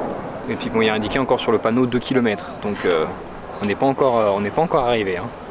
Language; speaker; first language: French; native; French